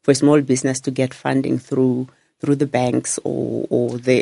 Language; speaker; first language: English; non-native, local second language; Northern Sotho